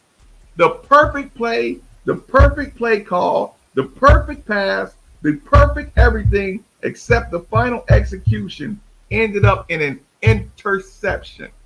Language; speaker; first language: English; native; English